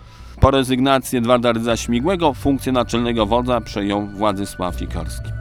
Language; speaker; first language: Polish; native; Polish